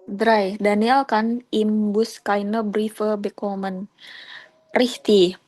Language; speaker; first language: German; non-native, learner; Indonesian